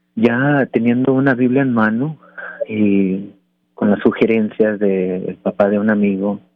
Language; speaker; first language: Spanish; early bilingual, heritage; Spanish